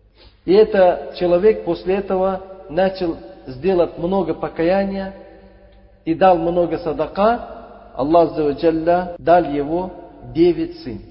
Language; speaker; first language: Russian; non-native, fluent; Uzbek